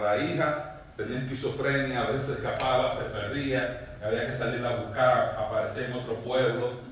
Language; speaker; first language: Spanish; native; Spanish